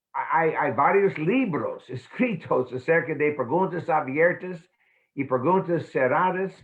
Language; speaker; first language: Spanish; non-native, fluent; English